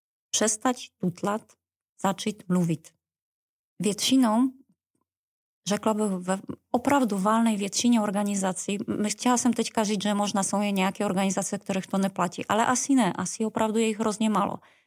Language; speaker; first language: Czech; non-native, fluent; Polish